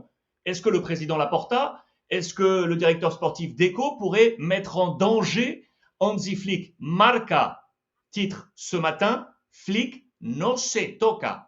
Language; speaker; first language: French; native; French